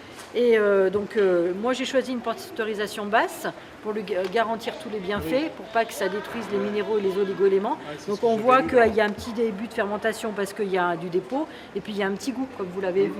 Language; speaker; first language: French; native; French